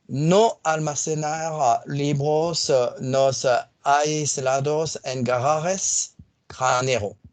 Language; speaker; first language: Spanish; non-native, fluent; French